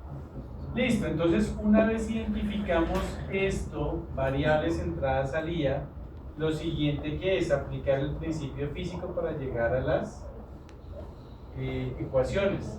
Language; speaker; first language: Spanish; native; Spanish